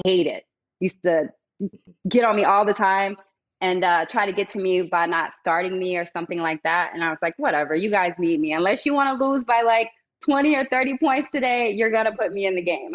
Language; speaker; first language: English; native; English